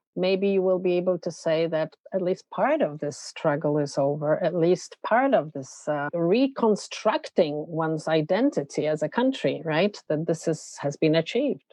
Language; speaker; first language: English; non-native, fluent; Polish